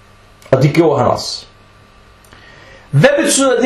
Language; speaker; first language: Danish; early bilingual, other home language; Arabic